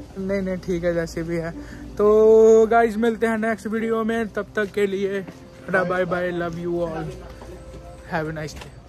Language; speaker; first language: Hindi; non-native, local second language; Dogri